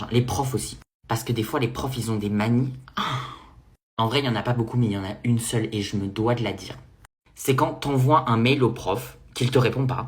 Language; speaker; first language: French; native; French